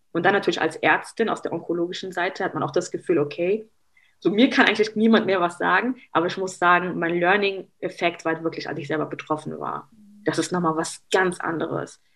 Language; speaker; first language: German; early bilingual, other home language; Arabic